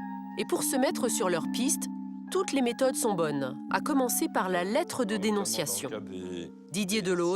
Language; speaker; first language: French; native; French